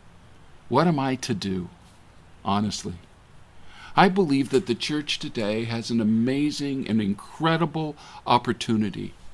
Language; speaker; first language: English; native; English